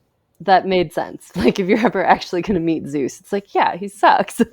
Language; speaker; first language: English; native; English